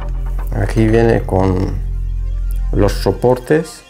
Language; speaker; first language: Spanish; non-native, fluent; Bulgarian